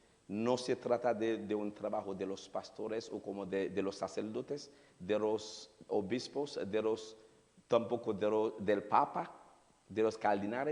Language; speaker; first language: Spanish; non-native, learner; Haitian Creole